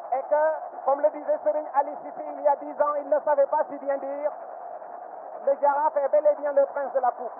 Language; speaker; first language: French; non-native, local second language; Wolof